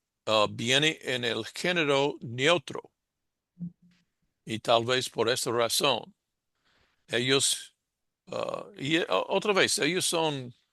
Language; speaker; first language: Spanish; non-native, fluent; English